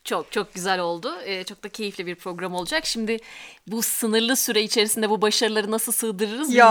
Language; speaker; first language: Turkish; native; Turkish